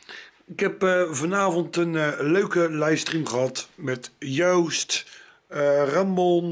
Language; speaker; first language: Dutch; native; Dutch